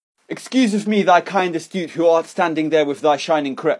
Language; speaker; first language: English; native; English